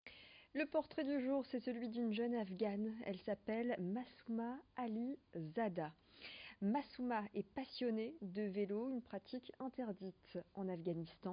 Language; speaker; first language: French; native; French